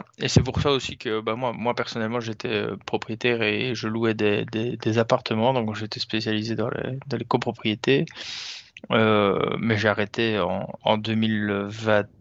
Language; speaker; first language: French; native; French